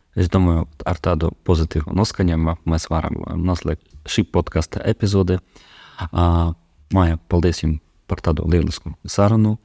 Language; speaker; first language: Latvian; non-native, local second language; Russian